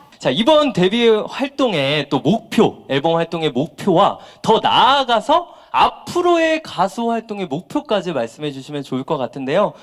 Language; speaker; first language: Korean; native; Korean